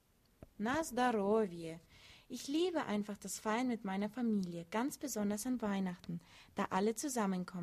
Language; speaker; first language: German; early bilingual, other home language; Russian